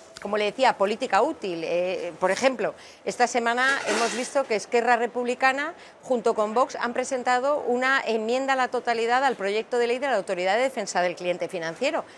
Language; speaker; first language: Spanish; native; Spanish